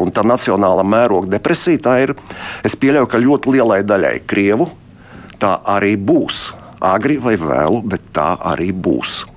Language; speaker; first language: Latvian; non-native, local second language; Russian